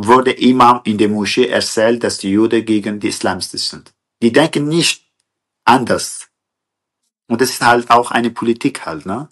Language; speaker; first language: German; non-native, fluent; Kurdish